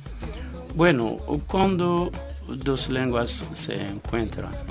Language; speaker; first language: Spanish; non-native, fluent; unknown